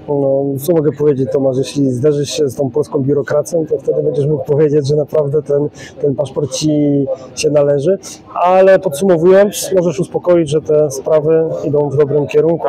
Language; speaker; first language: Polish; native; Polish